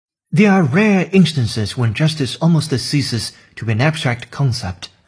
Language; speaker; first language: English; non-native, fluent; Chinese